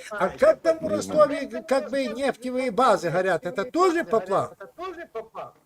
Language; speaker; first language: Russian; non-native, local second language; Ukrainian